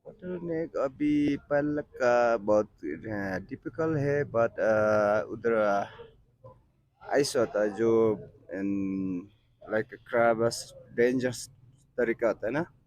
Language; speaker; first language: Hindi; non-native, learner; Nepali